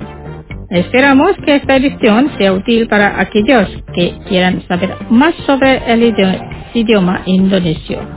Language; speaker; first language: Spanish; non-native, fluent; Indonesian